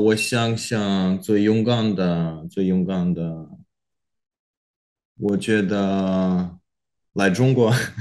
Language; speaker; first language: Chinese; non-native, learner; Korean